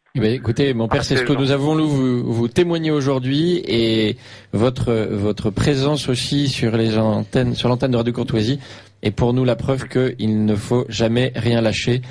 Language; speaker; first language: French; native; French